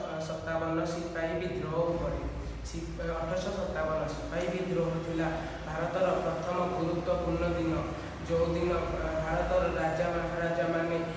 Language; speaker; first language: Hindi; non-native, local second language; Odia